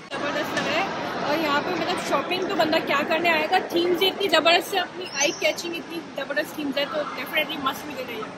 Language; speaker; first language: Urdu; native; Urdu